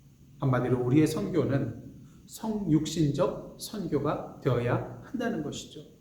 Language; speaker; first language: Korean; native; Korean